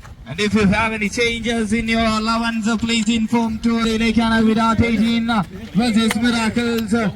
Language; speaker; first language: English; non-native, local second language; Malayalam